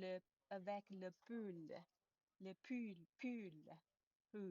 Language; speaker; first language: French; non-native, learner; Chinese